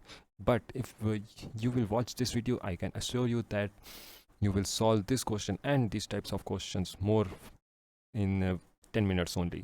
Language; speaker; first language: English; non-native, local second language; Hindi